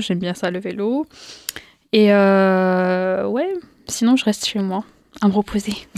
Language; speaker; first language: French; non-native, local second language; Arabic